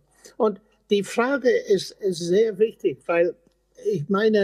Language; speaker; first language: German; non-native, fluent; English